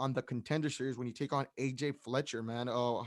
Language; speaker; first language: English; native; English